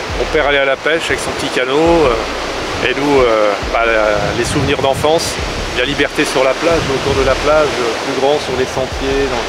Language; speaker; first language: French; native; French